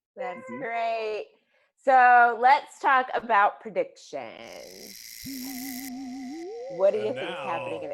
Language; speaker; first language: English; native; English